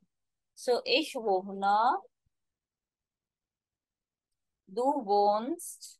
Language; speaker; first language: German; non-native, fluent; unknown